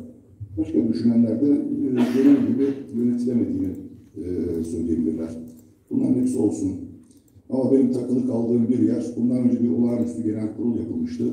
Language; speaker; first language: Turkish; native; Turkish